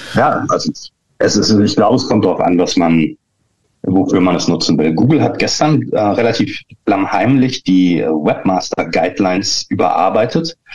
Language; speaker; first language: German; native; German